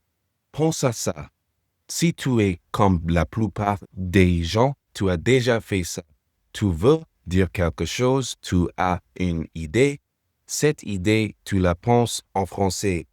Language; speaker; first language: French; non-native, fluent; English